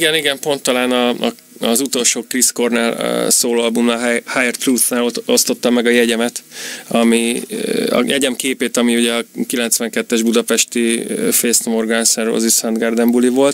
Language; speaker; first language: Hungarian; native; Hungarian